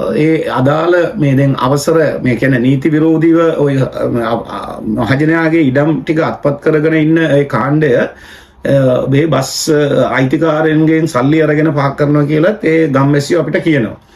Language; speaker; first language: Sinhala; non-native, local second language; Tamil